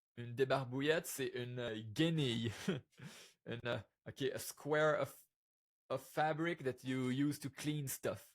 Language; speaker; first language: French; native; French